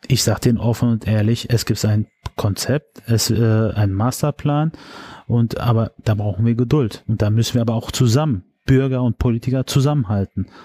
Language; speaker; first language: German; early bilingual, other home language; Turkish